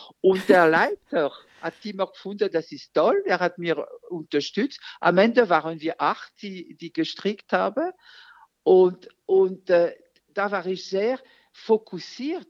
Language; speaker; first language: German; non-native, fluent; French